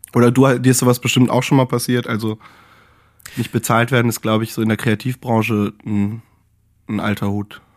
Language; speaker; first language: German; native; German